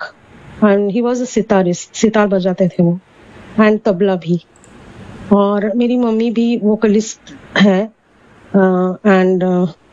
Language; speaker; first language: Hindi; non-native, local second language; Bangla